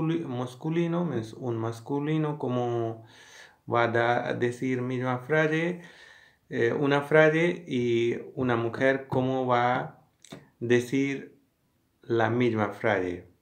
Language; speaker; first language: Spanish; non-native, learner; Hindi